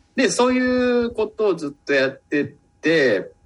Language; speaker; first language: Japanese; native; Japanese